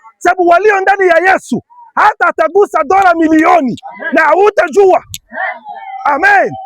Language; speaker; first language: Swahili; non-native, local second language; Lingala